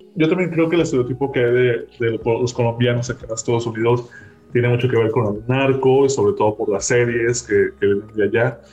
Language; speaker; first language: Spanish; native; Spanish